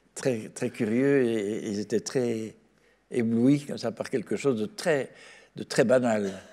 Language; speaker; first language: French; native; French